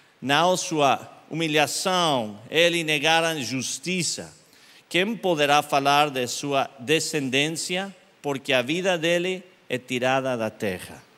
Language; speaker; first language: Portuguese; non-native, learner; English